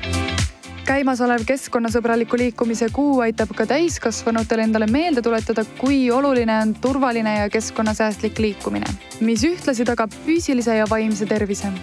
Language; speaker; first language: Estonian; native; Estonian